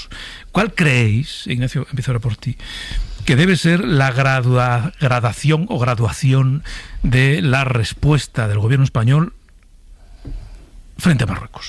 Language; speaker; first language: Spanish; native; Spanish